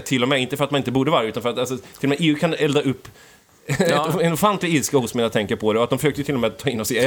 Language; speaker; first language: Swedish; native; Swedish